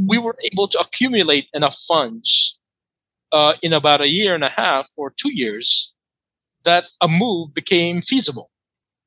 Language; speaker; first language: English; non-native, local second language; Filipino